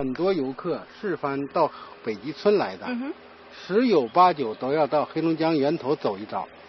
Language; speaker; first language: Chinese; native; Chinese